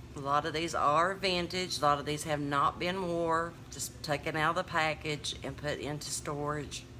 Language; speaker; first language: English; native; English